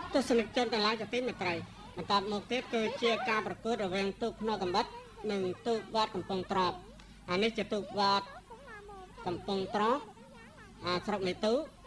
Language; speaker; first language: Khmer; native; Khmer